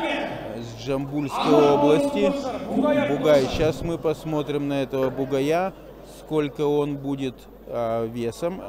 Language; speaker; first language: Russian; native; Russian